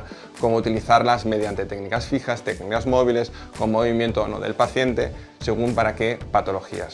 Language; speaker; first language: Spanish; native; Spanish